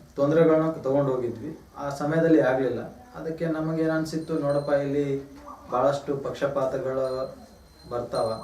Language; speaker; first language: Kannada; non-native, local second language; Lambadi